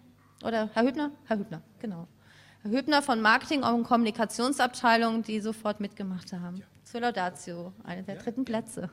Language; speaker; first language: German; native; German